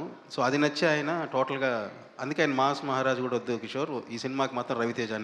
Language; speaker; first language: Telugu; native; Telugu